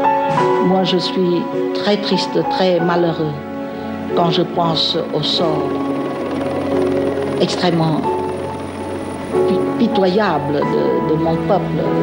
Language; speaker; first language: French; non-native, local second language; Khmer